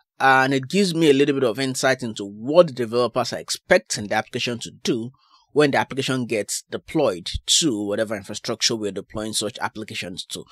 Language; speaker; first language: English; non-native, local second language; Yoruba